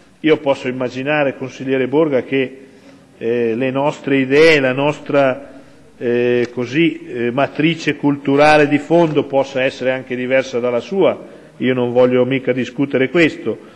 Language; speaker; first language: Italian; native; Italian